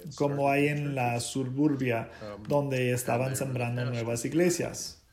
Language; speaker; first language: Spanish; non-native, fluent; English